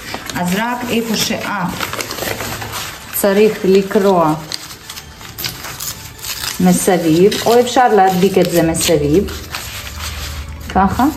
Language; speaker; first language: Hebrew; non-native, fluent; Russian